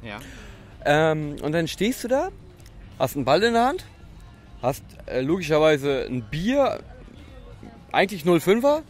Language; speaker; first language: German; native; German